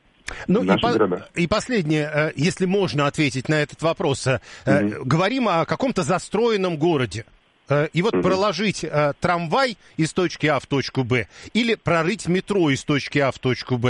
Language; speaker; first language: Russian; native; Russian